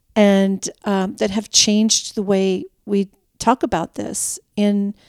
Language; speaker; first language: English; native; English